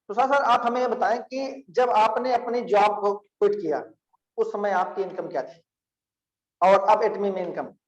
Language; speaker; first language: Hindi; native; Hindi